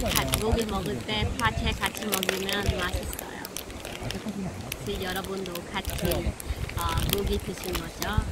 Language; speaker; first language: Korean; non-native, local second language; Khmer